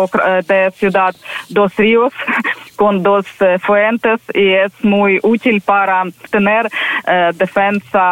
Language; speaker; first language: Spanish; non-native, learner; Ukrainian